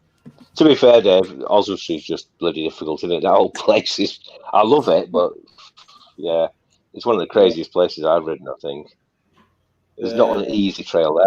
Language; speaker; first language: English; native; English